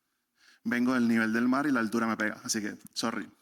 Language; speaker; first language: Spanish; native; Spanish